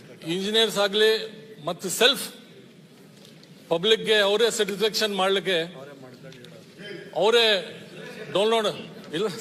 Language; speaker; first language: Kannada; non-native, local second language; Urdu